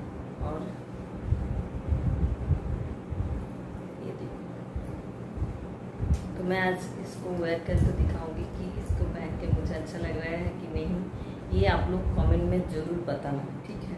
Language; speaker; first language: Hindi; non-native, local second language; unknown